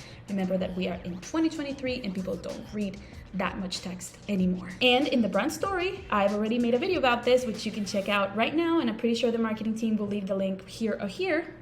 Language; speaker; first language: English; non-native, local second language; Spanish